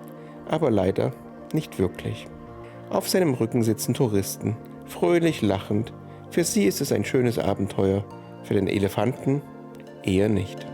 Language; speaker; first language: German; native; German